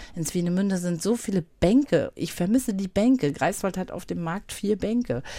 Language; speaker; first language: German; native; German